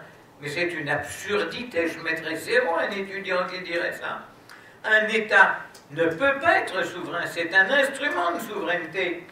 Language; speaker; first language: French; native; French